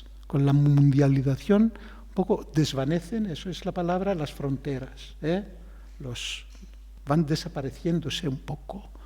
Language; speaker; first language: Spanish; non-native, fluent; Greek